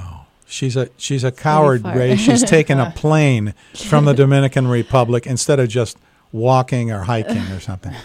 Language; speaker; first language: English; native; English